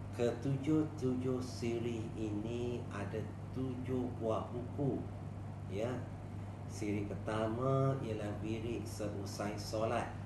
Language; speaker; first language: Malay; non-native, local second language; Chinese